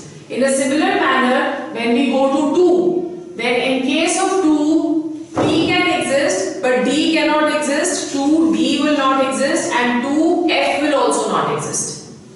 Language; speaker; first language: English; non-native, local second language; Hindi